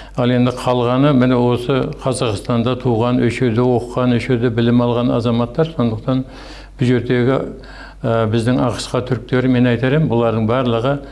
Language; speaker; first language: Kazakh; non-native, local second language; Turkish